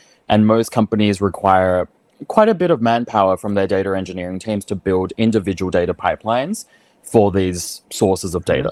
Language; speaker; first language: English; native; English